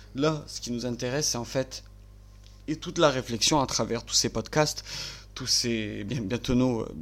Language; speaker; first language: French; native; French